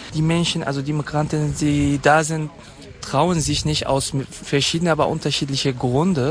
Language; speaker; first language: German; non-native, fluent; Kurdish